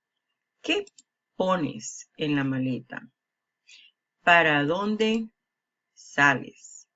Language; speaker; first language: Spanish; non-native, fluent; English